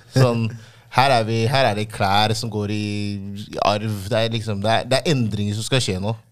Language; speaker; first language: Norwegian; early bilingual, other home language; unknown